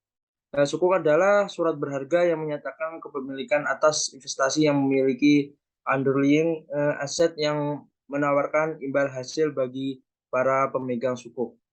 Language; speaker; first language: Indonesian; native; Indonesian